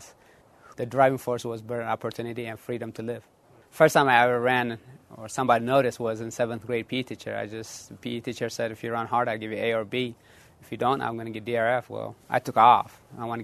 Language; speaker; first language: English; early bilingual, other home language; Tigrinya